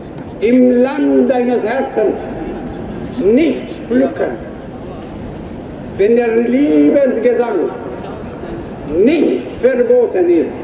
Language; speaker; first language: German; non-native, fluent; Persian